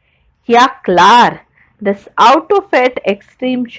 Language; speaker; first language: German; non-native, learner; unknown